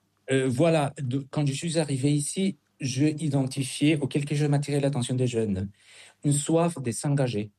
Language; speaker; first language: French; non-native, fluent; Spanish